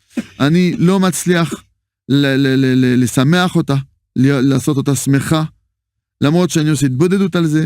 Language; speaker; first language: Hebrew; non-native, fluent; French